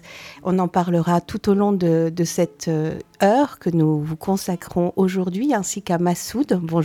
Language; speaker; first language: French; native; French